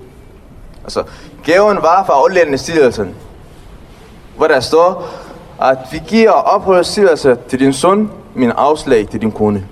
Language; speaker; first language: Danish; non-native, learner; Tigrinya